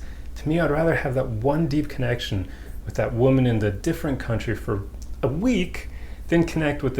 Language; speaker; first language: English; native; English